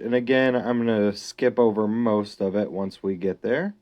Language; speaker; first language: English; native; English